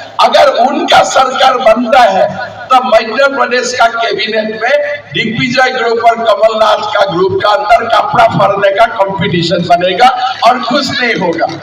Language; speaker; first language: Hindi; non-native, local second language; Assamese